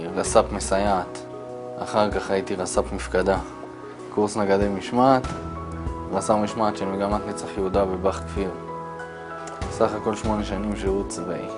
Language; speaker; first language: Hebrew; native; Hebrew